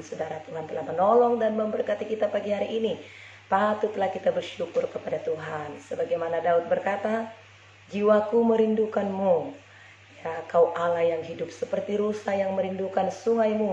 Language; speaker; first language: Indonesian; native; Indonesian